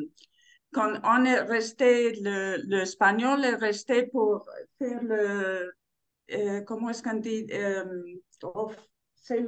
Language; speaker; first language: French; non-native, learner; Spanish